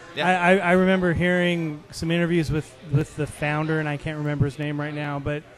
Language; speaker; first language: English; native; English